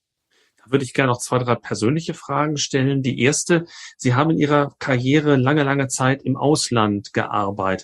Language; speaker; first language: German; native; German